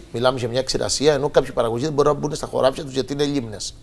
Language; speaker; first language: Greek; native; Greek